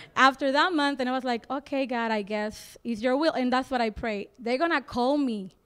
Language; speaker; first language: English; non-native, fluent; Spanish